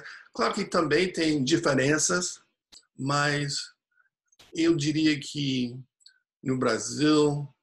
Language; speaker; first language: Portuguese; non-native, fluent; English